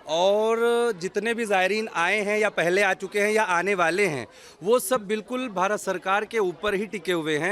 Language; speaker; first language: Hindi; native; Hindi